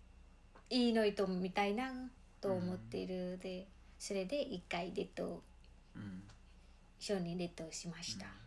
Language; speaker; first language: Japanese; non-native, learner; Mongolian